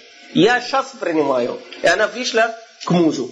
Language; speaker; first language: Russian; non-native, fluent; Arabic